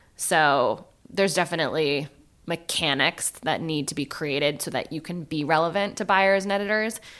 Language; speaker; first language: English; native; English